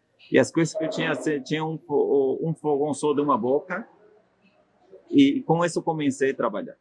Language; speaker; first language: Portuguese; non-native, fluent; Spanish